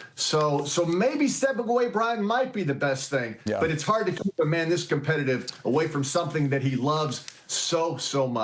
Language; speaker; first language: English; native; English